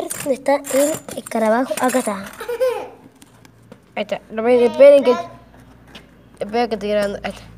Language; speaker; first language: Spanish; native; Spanish